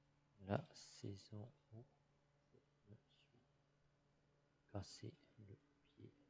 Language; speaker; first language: French; non-native, learner; English